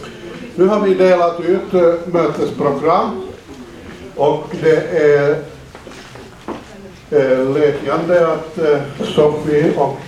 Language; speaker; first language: Swedish; non-native, fluent; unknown